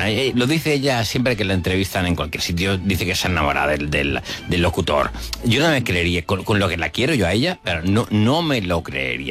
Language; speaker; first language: Spanish; native; Spanish